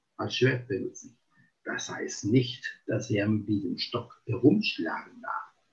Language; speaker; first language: German; non-native, fluent; Italian